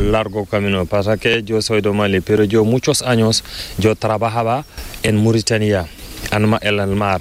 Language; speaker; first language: Spanish; non-native, learner; Fula